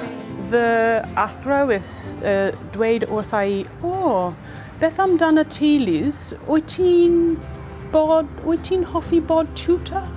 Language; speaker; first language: Welsh; non-native, learner; English